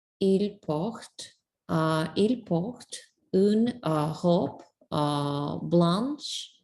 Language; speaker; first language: French; non-native, learner; English